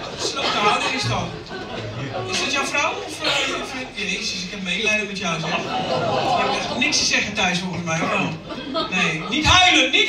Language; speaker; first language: Dutch; early bilingual, other home language; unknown